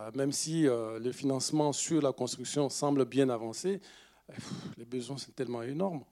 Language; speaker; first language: French; non-native, local second language; Dyula